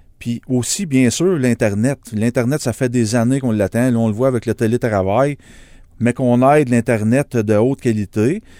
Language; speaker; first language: French; native; French